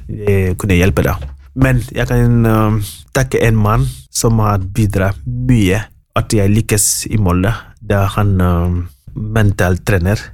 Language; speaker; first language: Norwegian; non-native, fluent; Wolof